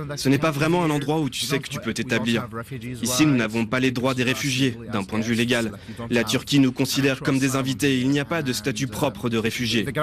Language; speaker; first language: French; non-native, fluent; Arabic